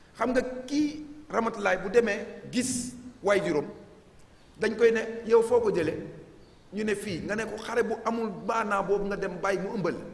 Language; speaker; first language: Wolof; non-native, local second language; Jola-Fonyi